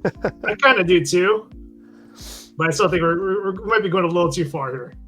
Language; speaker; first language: English; native; English